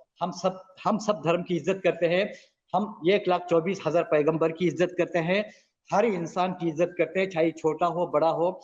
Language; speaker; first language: Hindi; non-native, local second language; Marathi